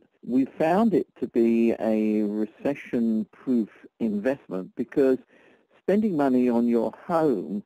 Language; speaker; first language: English; native; English